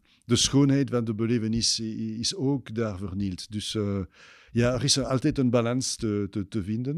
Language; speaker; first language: Dutch; non-native, fluent; French